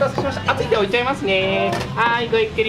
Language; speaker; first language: Japanese; native; Japanese